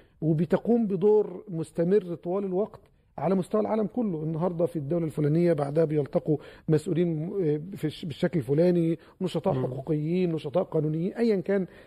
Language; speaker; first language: Arabic; native; Arabic